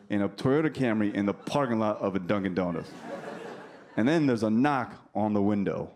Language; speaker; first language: English; native; English